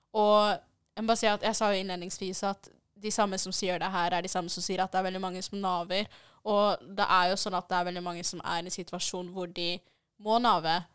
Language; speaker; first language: Norwegian; early bilingual, other home language; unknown